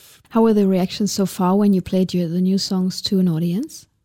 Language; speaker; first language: English; non-native, fluent; German